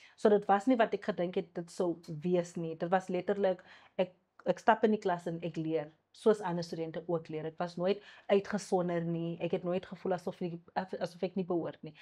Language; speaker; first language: Afrikaans; non-native, local second language; Xhosa